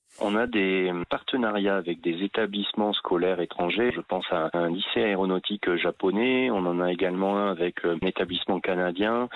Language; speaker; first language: French; native; French